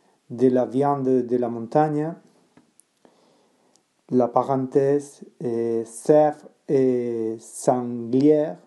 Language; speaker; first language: French; non-native, learner; Spanish